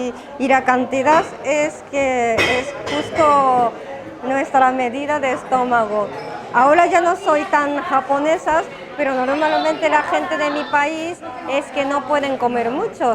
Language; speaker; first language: Spanish; non-native, fluent; Japanese